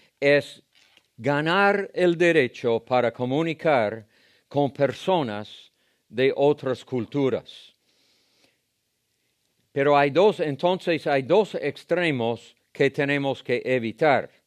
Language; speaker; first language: Spanish; non-native, fluent; English